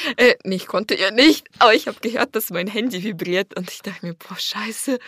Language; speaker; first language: German; non-native, fluent; Ukrainian